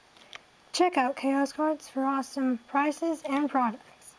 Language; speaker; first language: English; native; English